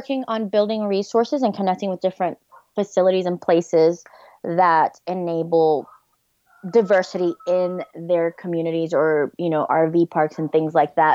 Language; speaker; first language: English; native; English